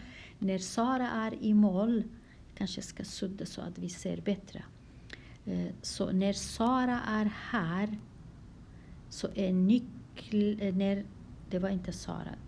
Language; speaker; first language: Swedish; non-native, fluent; Kurdish